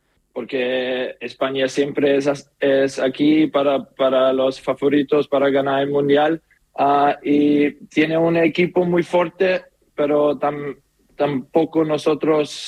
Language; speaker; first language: Spanish; non-native, learner; German